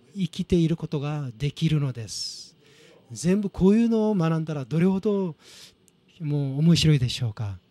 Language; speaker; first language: Japanese; non-native, fluent; Korean